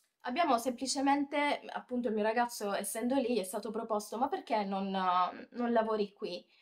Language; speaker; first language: Italian; native; Italian